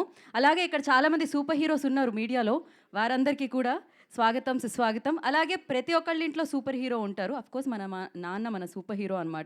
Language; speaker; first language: Telugu; native; Telugu